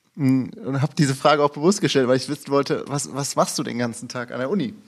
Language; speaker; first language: German; native; German